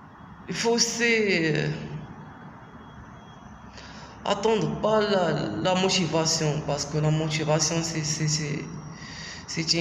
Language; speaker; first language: French; non-native, local second language; Arabic